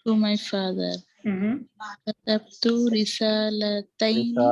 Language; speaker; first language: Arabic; non-native, learner; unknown